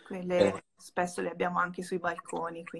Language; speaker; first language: Italian; native; Italian